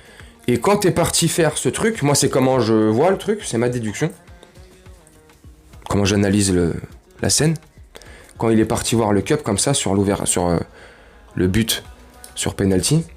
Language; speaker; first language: French; native; French